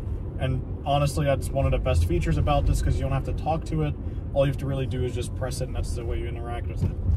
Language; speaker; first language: English; native; English